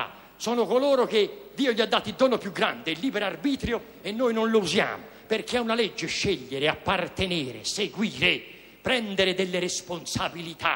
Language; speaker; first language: Italian; native; Italian